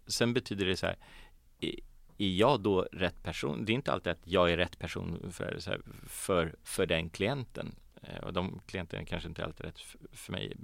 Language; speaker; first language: Swedish; early bilingual, other home language; Polish